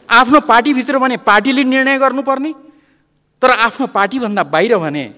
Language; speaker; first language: Nepali; non-native, local second language; Limbu